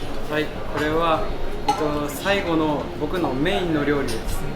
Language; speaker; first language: Japanese; non-native, fluent; Italian